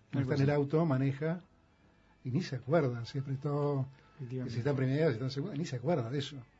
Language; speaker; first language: Spanish; native; Spanish